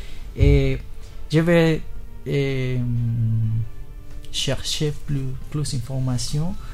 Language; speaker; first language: French; non-native, learner; Spanish